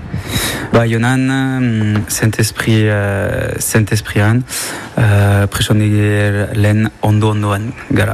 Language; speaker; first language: Basque; non-native, local second language; French